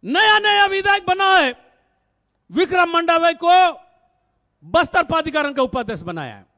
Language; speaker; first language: Hindi; native; Hindi